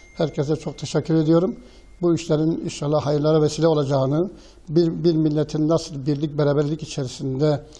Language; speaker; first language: Turkish; native; Turkish